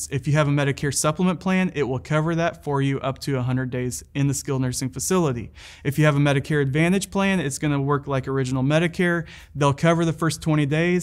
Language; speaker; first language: English; native; English